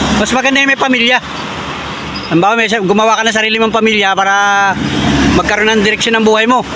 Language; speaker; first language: Filipino; native; Filipino